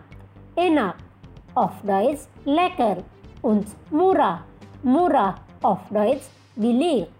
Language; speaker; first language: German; non-native, fluent; Indonesian